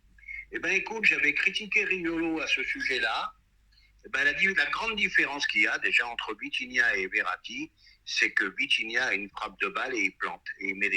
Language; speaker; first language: French; native; French